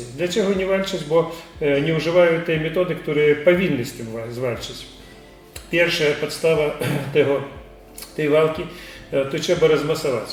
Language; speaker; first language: Polish; non-native, learner; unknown